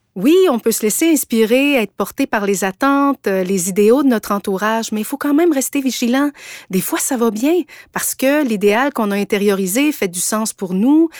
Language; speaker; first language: French; native; French